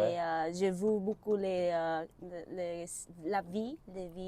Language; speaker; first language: French; non-native, learner; Vietnamese